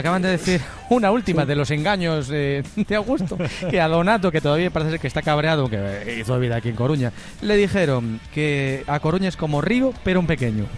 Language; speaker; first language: Spanish; native; Spanish